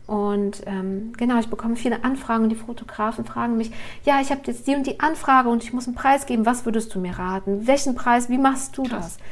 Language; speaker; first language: German; early bilingual, other home language; Russian